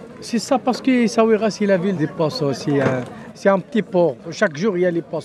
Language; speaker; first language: French; non-native, learner; Arabic